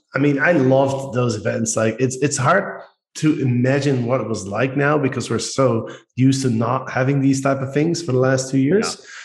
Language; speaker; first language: English; non-native, fluent; Dutch